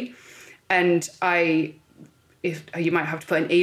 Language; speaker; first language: English; native; English